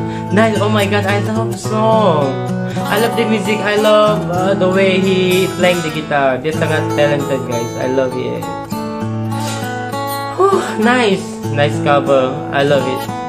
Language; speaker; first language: English; non-native, local second language; Malay